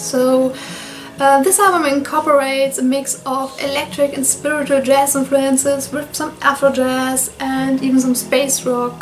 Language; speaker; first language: English; non-native, fluent; German